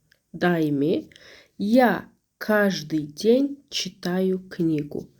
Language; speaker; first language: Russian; non-native, fluent; Azerbaijani